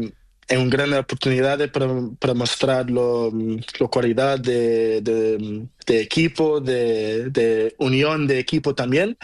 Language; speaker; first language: Spanish; non-native, learner; Portuguese